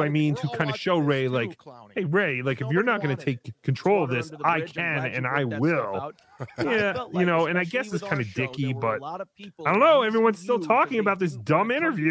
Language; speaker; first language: English; native; English